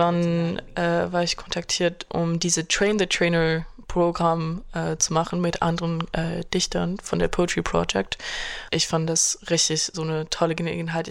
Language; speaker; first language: German; non-native, fluent; French